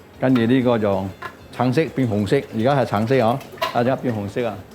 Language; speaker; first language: Cantonese; non-native, local second language; Min Nan Chinese